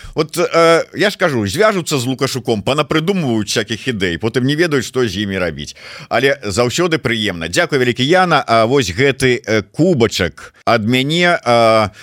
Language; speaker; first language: Belarusian; non-native, local second language; Russian